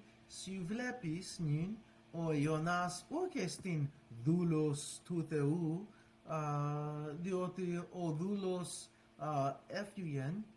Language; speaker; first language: Greek; non-native, learner; English